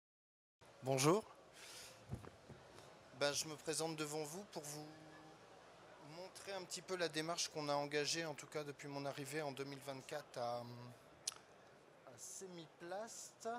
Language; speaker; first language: French; native; French